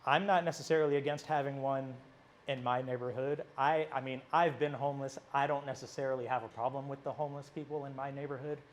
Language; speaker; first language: English; native; English